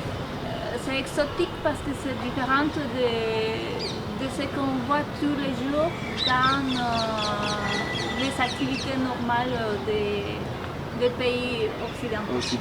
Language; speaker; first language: French; non-native, fluent; Spanish